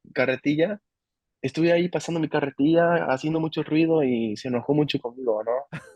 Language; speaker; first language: Spanish; non-native, fluent; English